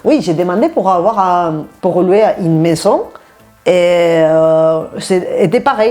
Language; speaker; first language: French; non-native, fluent; Spanish